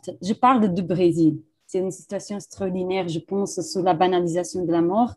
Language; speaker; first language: French; non-native, fluent; Portuguese